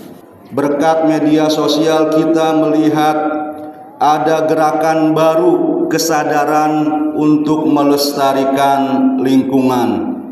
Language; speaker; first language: Indonesian; native; Indonesian